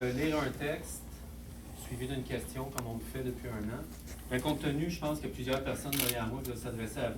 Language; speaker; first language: French; native; French